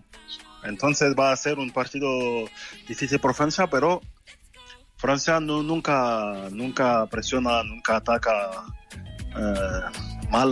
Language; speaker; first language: Spanish; non-native, fluent; French